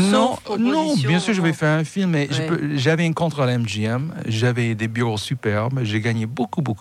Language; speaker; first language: French; non-native, fluent; English